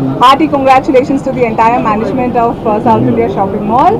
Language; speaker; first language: English; non-native, local second language; Telugu